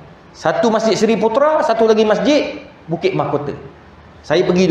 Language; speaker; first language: Malay; native; Malay